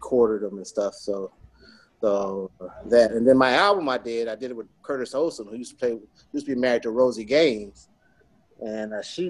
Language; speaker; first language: English; native; English